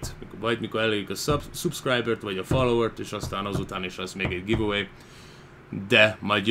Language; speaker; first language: Hungarian; early bilingual, heritage; Hungarian